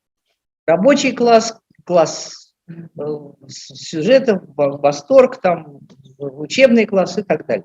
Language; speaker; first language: Russian; native; Russian